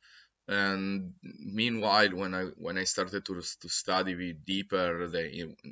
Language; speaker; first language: English; non-native, fluent; Italian